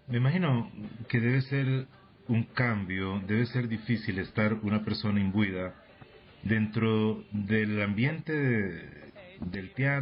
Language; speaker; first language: Spanish; native; Spanish